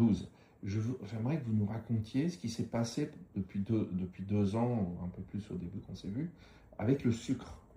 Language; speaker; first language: French; native; French